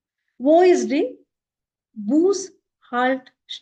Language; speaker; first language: German; non-native, fluent; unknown